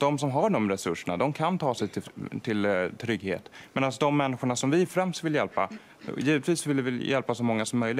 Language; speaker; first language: Swedish; native; Swedish